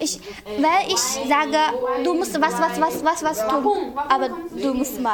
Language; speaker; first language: German; non-native, learner; Chinese